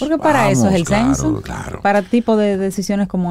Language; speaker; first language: Spanish; native; Spanish